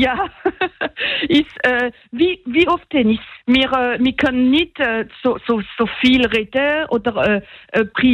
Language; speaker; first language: German; non-native, local second language; French